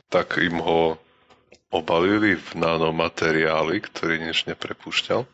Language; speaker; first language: Slovak; native; Slovak